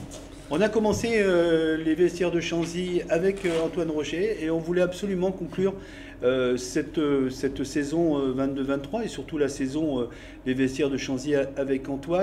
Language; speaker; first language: French; native; French